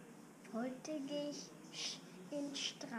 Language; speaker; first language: German; early bilingual, other home language; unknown